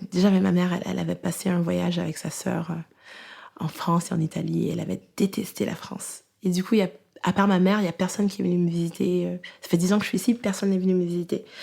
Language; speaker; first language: French; native; French